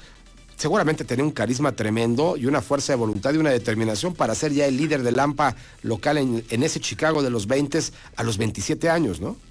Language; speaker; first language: Spanish; native; Spanish